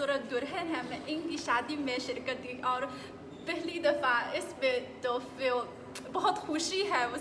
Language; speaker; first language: Hindi; non-native, fluent; Chinese